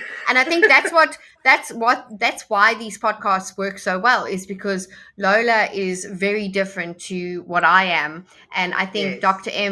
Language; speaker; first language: English; native; English